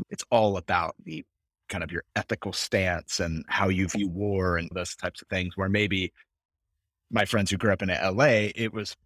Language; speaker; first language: English; native; English